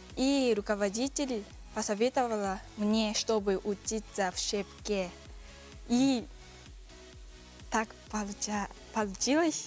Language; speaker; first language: Russian; non-native, learner; Japanese